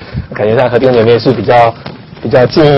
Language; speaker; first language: Chinese; native; Chinese